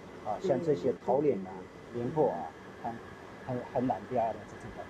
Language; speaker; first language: Chinese; native; Chinese